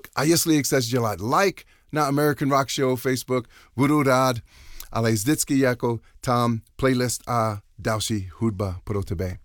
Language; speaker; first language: Czech; non-native, learner; English